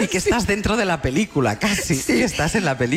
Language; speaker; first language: Spanish; native; Spanish